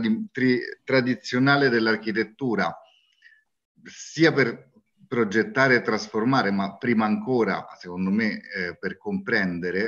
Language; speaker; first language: Italian; native; Italian